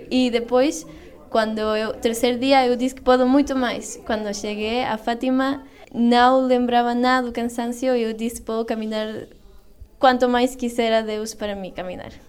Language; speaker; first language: Portuguese; non-native, learner; Spanish